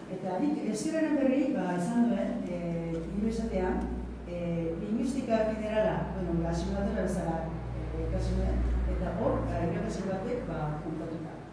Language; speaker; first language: Basque; non-native, fluent; Japanese